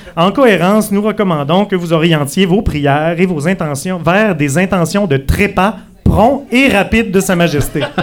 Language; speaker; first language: French; native; French